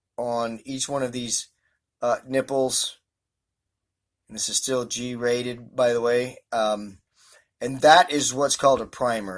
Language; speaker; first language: English; native; English